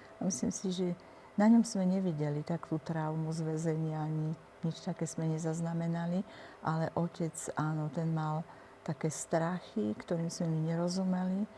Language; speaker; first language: Slovak; native; Slovak